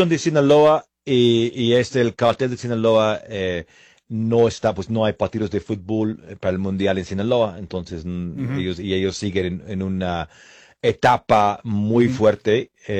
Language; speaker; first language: Spanish; non-native, fluent; English